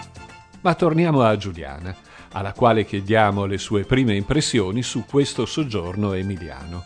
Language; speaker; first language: Italian; native; Italian